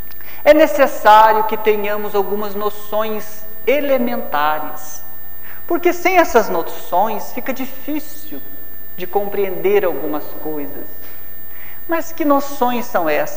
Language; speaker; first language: Portuguese; native; Portuguese